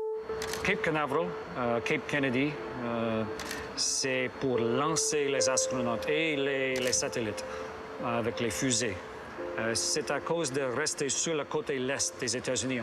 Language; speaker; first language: French; non-native, fluent; English